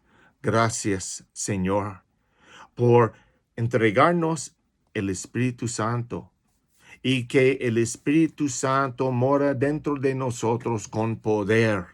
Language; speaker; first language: Spanish; non-native, fluent; English